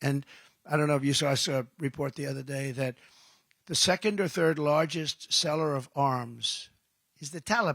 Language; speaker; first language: English; native; English